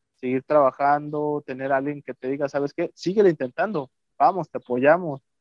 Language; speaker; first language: Spanish; native; Spanish